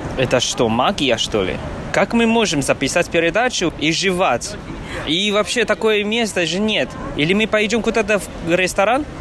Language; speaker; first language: Russian; non-native, fluent; Chinese